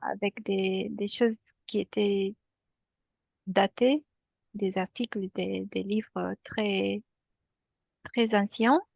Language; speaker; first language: French; non-native, fluent; Romanian